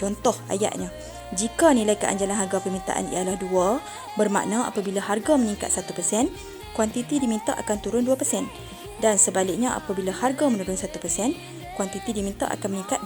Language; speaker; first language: Malay; native; Malay